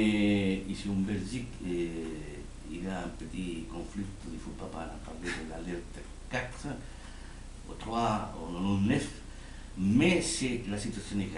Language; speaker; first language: French; non-native, fluent; Spanish